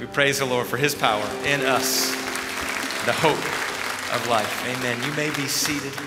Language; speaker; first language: English; native; English